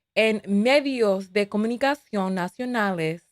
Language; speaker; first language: Spanish; non-native, learner; English